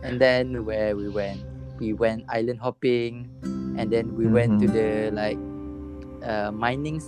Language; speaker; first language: English; non-native, local second language; Malay